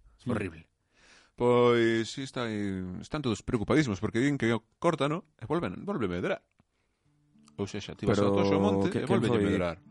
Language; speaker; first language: Galician; native; Galician